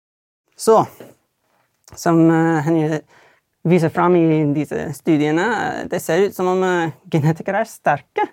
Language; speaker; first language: Norwegian; non-native, fluent; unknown